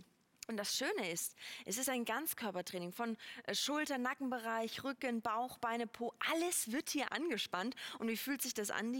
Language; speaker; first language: German; native; German